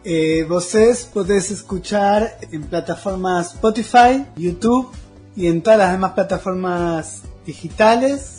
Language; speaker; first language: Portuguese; non-native, fluent; Spanish